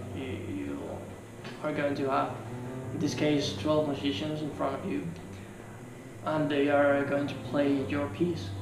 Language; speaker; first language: English; non-native, fluent; Spanish